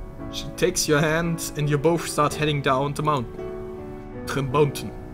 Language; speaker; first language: English; non-native, fluent; German